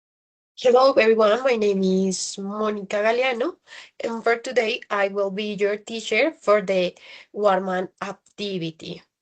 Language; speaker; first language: English; non-native, learner; Spanish